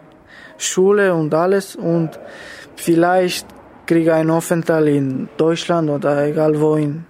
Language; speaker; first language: German; non-native, learner; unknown